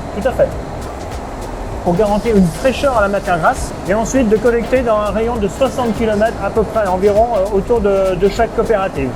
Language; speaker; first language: French; native; French